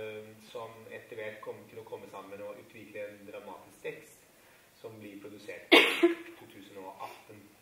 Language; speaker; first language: Norwegian; non-native, fluent; Italian